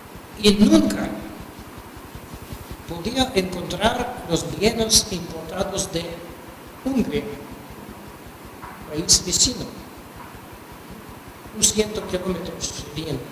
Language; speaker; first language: Spanish; non-native, fluent; Russian